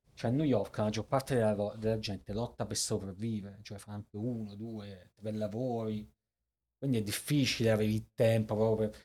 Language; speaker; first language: Italian; native; Italian